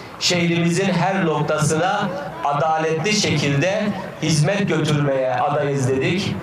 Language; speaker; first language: Turkish; native; Turkish